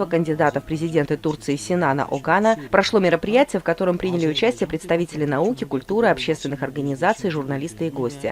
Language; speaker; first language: Russian; native; Russian